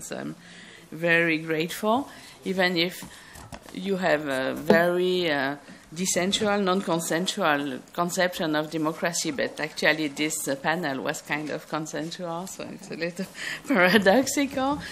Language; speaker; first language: English; non-native, fluent; French